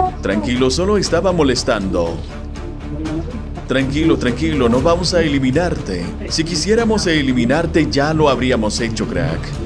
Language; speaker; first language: Spanish; native; Spanish